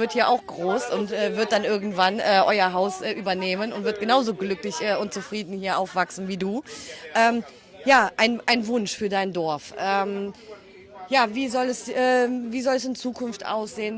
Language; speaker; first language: German; native; German